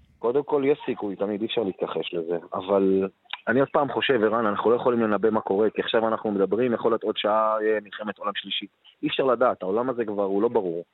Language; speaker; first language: Hebrew; non-native, local second language; Arabic